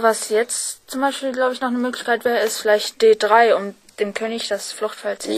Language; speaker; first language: German; native; German